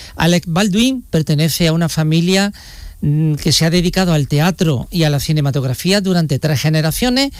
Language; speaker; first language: Spanish; native; Spanish